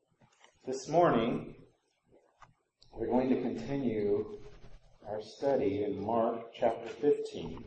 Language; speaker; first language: English; native; English